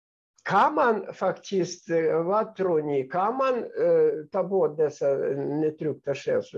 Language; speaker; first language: Swedish; non-native, fluent; Russian